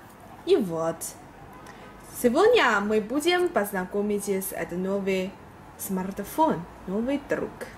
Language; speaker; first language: Russian; non-native, learner; Chinese